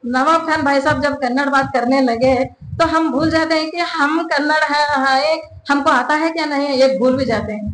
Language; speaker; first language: Hindi; non-native, local second language; Kannada